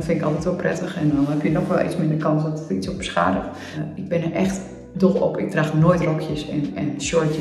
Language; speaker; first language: Dutch; native; Dutch